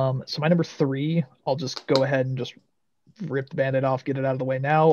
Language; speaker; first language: English; native; English